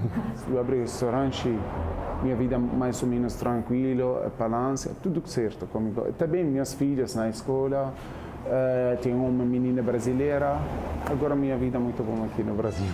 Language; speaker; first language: Portuguese; non-native, learner; Arabic